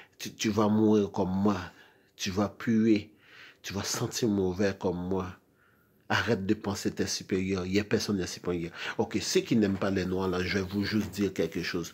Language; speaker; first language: French; non-native, local second language; Haitian Creole